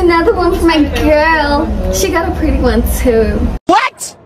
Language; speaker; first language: English; non-native, local second language; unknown